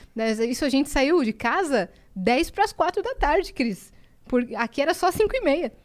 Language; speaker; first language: Portuguese; native; Portuguese